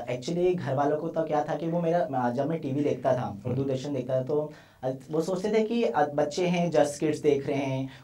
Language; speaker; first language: Hindi; native; Hindi